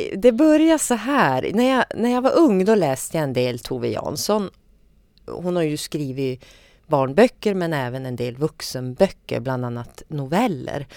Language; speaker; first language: Swedish; native; Swedish